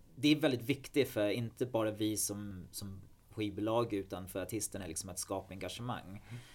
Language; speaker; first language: Swedish; non-native, fluent; English